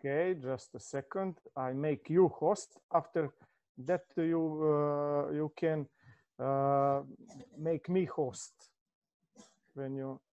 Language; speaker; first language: English; non-native, learner; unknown